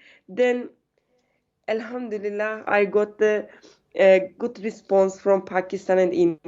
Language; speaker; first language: English; non-native, learner; Turkish